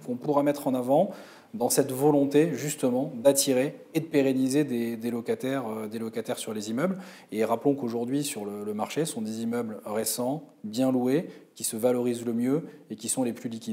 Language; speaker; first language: French; native; French